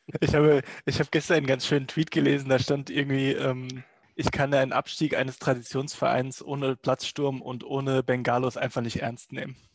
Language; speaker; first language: German; native; German